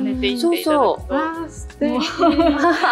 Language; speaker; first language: Japanese; native; Japanese